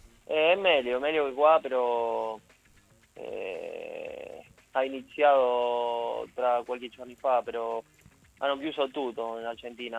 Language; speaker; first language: Italian; non-native, learner; Spanish